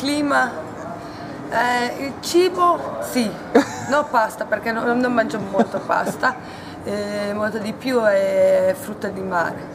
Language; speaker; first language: Italian; non-native, learner; Hungarian